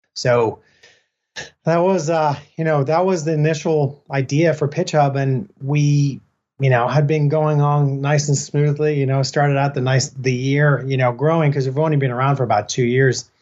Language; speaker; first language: English; native; English